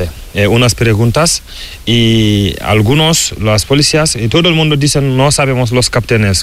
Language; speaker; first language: Spanish; non-native, learner; Fula